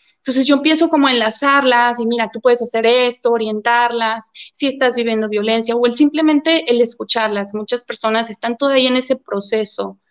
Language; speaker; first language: Spanish; early bilingual, heritage; Spanish